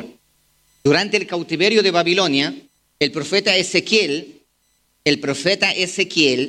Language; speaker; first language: Spanish; native; Spanish